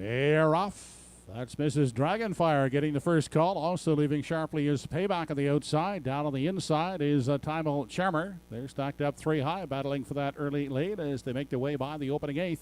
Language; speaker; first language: English; native; English